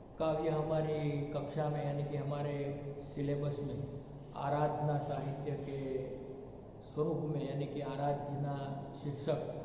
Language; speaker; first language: Hindi; non-native, local second language; Gujarati